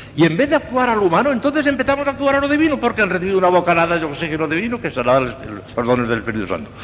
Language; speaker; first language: Spanish; native; Spanish